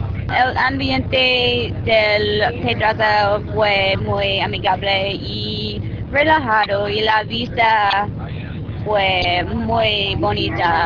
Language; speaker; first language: Spanish; non-native, learner; English